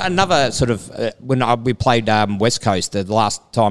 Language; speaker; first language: English; native; English